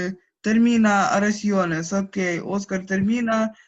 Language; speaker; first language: Spanish; non-native, learner; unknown